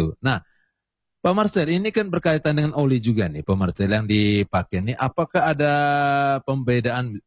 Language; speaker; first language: Indonesian; native; Indonesian